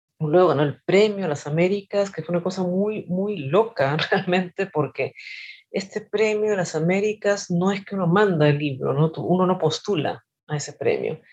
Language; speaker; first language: Spanish; native; Spanish